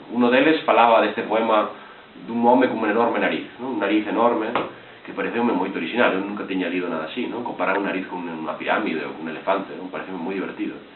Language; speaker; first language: Galician; non-native, fluent; Spanish